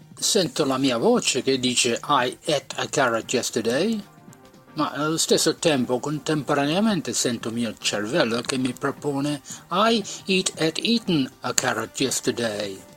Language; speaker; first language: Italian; non-native, fluent; English